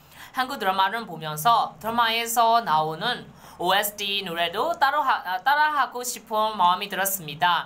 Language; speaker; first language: Korean; non-native, learner; Burmese